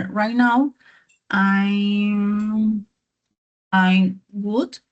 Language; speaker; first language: English; non-native, learner; Spanish